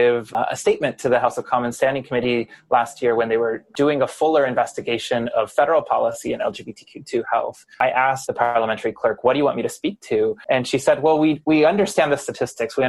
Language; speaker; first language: English; native; English